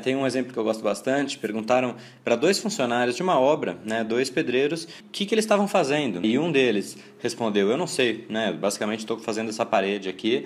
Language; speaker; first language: Portuguese; native; Portuguese